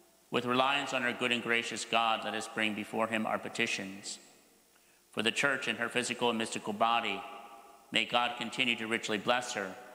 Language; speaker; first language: English; native; English